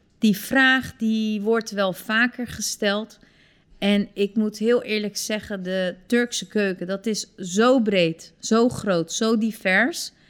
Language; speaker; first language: Dutch; early bilingual, other home language; Turkish